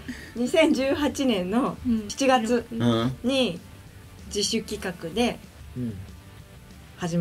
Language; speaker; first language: Japanese; native; Japanese